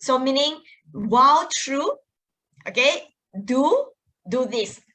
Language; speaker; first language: English; non-native, local second language; Malay